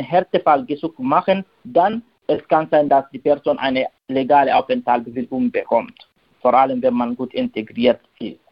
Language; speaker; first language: German; non-native, learner; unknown